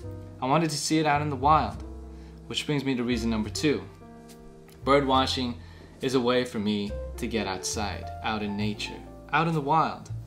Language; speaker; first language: English; native; English